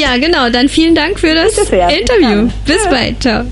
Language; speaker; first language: German; native; German